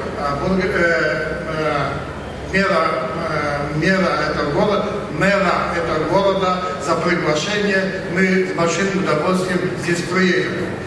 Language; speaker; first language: Russian; non-native, learner; Polish